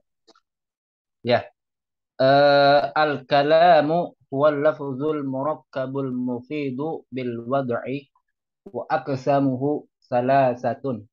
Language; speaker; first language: Arabic; non-native, learner; Indonesian